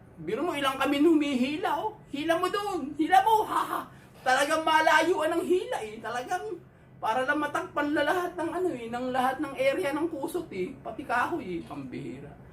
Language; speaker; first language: Filipino; native; Filipino